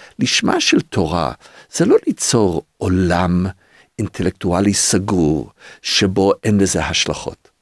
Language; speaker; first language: Hebrew; early bilingual, other home language; English